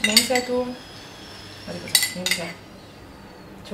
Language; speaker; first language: Korean; non-native, learner; Italian